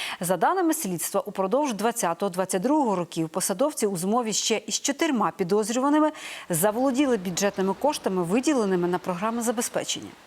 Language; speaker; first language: Ukrainian; native; Ukrainian